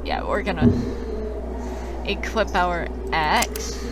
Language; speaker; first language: English; native; English